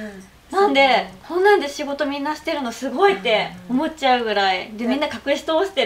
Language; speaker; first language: Japanese; native; Japanese